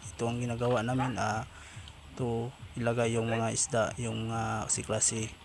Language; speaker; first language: Filipino; non-native, local second language; Cebuano